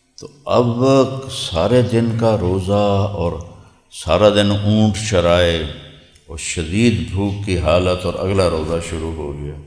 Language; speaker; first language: Urdu; non-native, local second language; Punjabi